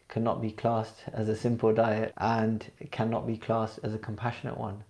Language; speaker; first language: English; early bilingual, other home language; Punjabi